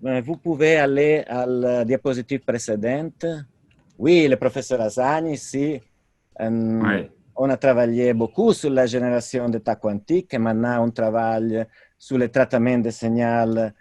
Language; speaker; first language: French; non-native, fluent; Italian